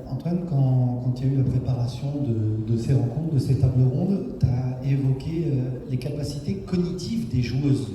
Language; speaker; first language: French; native; French